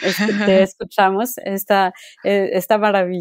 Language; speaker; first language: Spanish; non-native, local second language; French